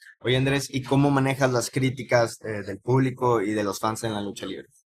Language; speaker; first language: Spanish; native; Spanish